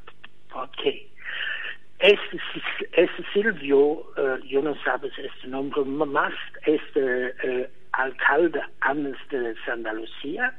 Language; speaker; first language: Spanish; non-native, learner; German